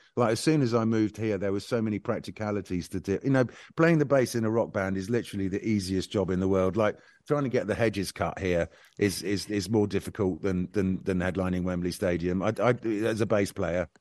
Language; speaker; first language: English; native; English